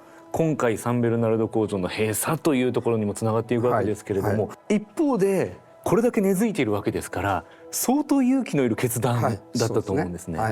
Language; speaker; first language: Japanese; native; Japanese